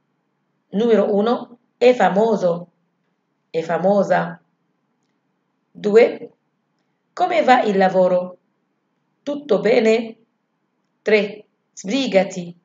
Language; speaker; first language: Italian; non-native, learner; Arabic